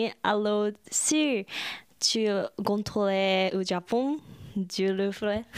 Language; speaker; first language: French; non-native, learner; Japanese